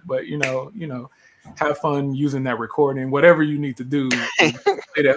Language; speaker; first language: English; native; English